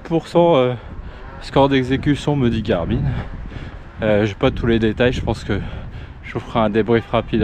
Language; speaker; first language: French; native; French